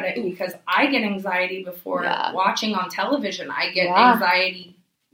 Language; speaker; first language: English; native; English